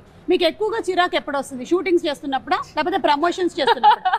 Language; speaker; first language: Telugu; native; Telugu